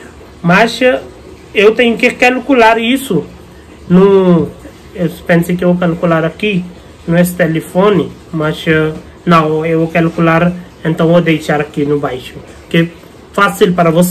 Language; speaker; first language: Portuguese; non-native, fluent; Hindi